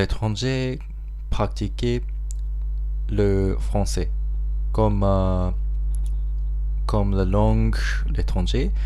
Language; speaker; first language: French; non-native, learner; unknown